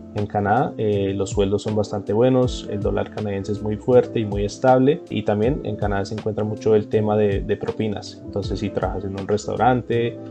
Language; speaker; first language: Spanish; early bilingual, heritage; Spanish